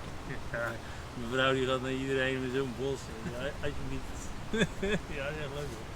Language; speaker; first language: Dutch; native; Dutch